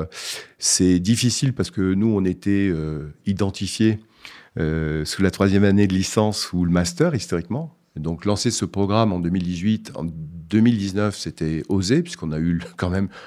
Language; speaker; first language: French; native; French